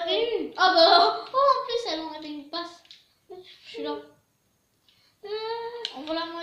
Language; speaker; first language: French; native; French